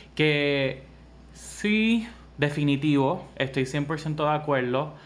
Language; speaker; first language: Spanish; native; Spanish